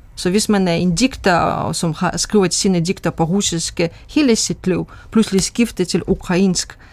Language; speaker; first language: Danish; non-native, fluent; Russian